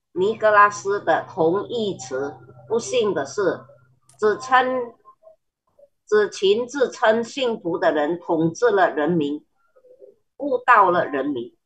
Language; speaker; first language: Chinese; early bilingual, heritage; Chinese